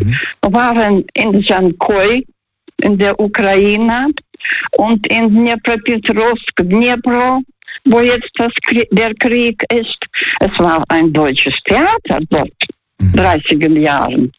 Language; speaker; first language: German; early bilingual, heritage; Russian